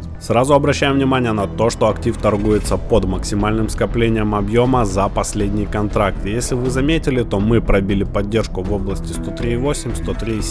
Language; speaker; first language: Russian; native; Russian